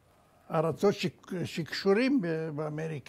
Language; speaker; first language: Hebrew; non-native, fluent; Romanian